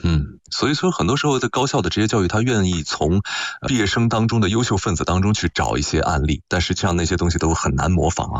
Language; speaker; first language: Chinese; native; Chinese